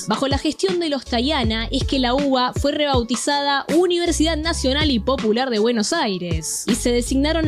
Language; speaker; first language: Spanish; native; Spanish